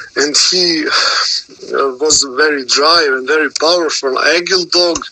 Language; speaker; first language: English; non-native, learner; Serbian